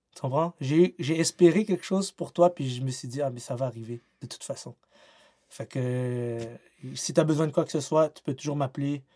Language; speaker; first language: French; native; French